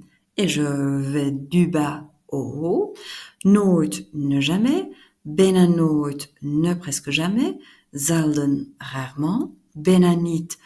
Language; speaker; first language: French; non-native, fluent; Dutch